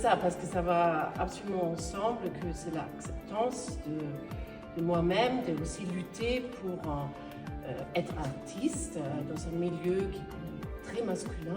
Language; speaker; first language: French; non-native, fluent; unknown